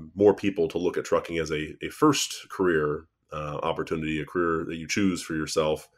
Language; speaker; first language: English; native; English